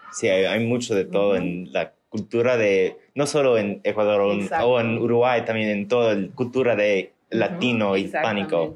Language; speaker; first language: Spanish; early bilingual, heritage; Spanish